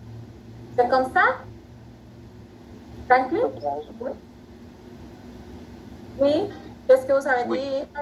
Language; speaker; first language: French; non-native, fluent; Spanish